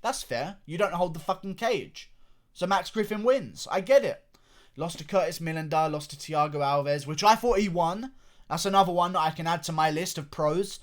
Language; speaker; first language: English; native; English